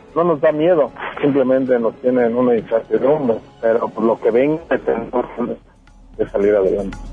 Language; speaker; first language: Spanish; native; Spanish